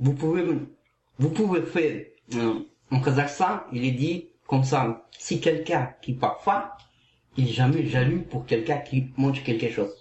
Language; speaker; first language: French; non-native, learner; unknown